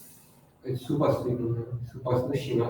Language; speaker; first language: Japanese; non-native, learner; Bangla